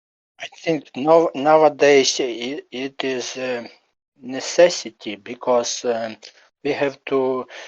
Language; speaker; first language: English; non-native, learner; Ukrainian